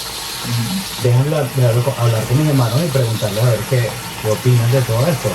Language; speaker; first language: Spanish; native; Spanish